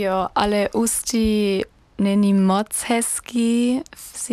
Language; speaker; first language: Czech; non-native, learner; German